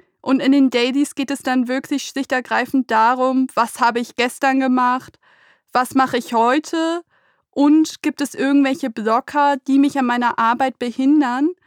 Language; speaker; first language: German; early bilingual, other home language; Persian